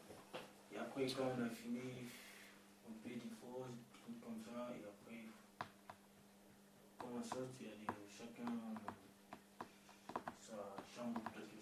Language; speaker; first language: French; non-native, learner; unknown